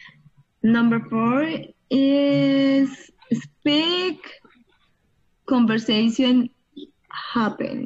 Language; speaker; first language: English; non-native, learner; Spanish